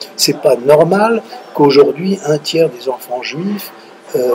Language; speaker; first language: French; native; French